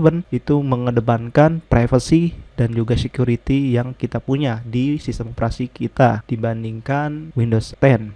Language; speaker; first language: Indonesian; native; Indonesian